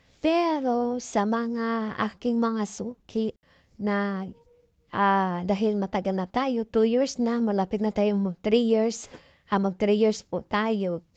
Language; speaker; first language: Filipino; non-native, local second language; Cebuano